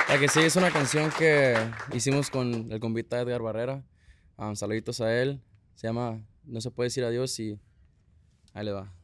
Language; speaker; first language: Spanish; early bilingual, heritage; Spanish